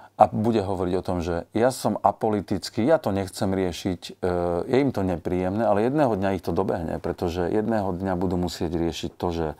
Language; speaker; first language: Slovak; native; Slovak